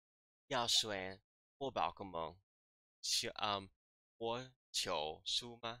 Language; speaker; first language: Chinese; non-native, learner; English